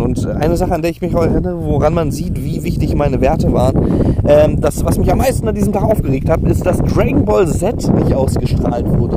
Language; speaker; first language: German; native; German